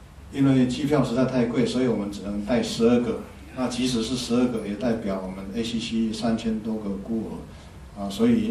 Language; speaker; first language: Chinese; native; Chinese